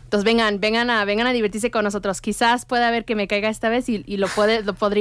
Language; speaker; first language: Spanish; native; Spanish